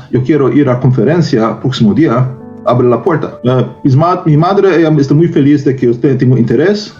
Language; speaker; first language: Spanish; non-native, learner; Korean